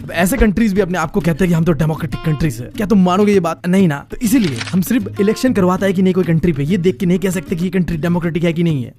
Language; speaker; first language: Hindi; non-native, local second language; Bangla